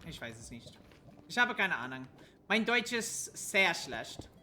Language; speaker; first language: German; non-native, learner; English